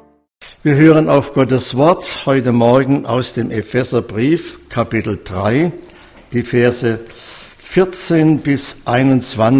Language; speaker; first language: German; native; German